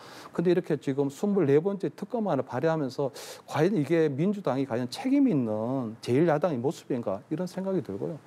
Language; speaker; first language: Korean; native; Korean